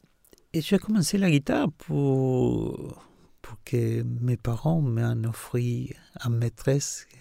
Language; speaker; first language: French; non-native, fluent; Spanish